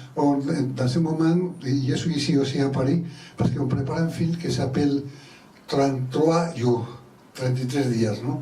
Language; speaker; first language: French; non-native, learner; Spanish